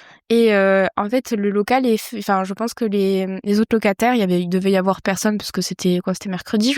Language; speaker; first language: French; native; French